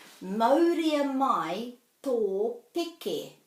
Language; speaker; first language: Māori; non-native, fluent; English